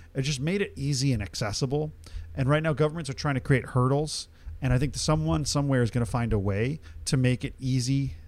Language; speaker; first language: English; early bilingual, other home language; Hindi